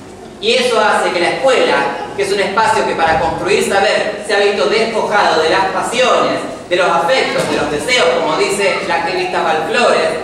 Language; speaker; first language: Spanish; native; Spanish